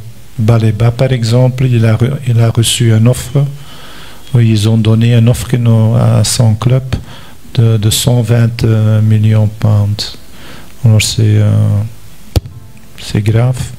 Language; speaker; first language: French; non-native, local second language; Dutch